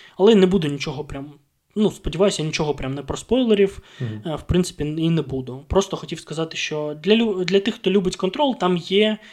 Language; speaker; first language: Ukrainian; non-native, local second language; Russian